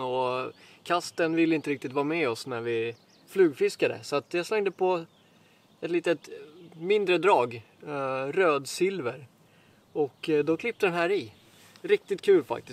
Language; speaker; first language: Swedish; native; Swedish